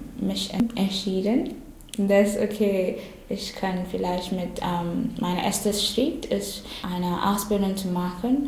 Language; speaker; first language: German; non-native, learner; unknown